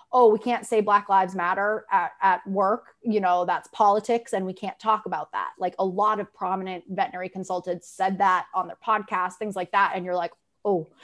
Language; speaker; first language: English; native; English